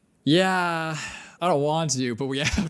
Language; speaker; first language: English; native; English